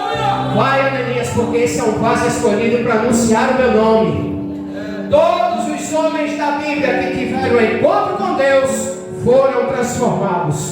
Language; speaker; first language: Portuguese; native; Portuguese